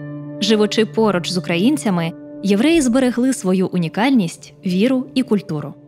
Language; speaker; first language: Ukrainian; native; Ukrainian